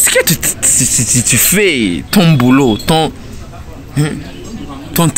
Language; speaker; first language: French; non-native, learner; Rundi